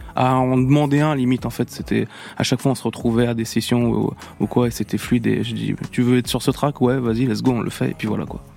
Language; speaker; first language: French; native; French